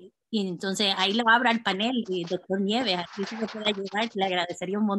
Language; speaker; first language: Spanish; native; Spanish